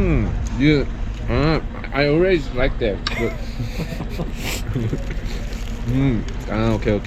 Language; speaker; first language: English; non-native, learner; Korean